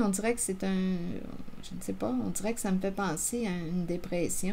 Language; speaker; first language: French; native; French